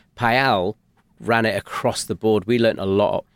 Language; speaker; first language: English; native; English